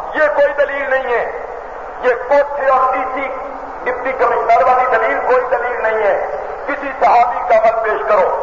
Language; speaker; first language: Urdu; non-native, local second language; Punjabi